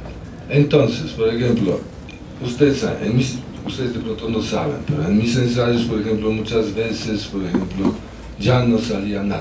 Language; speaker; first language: Spanish; non-native, fluent; Polish